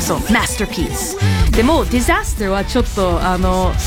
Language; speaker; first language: Japanese; non-native, fluent; English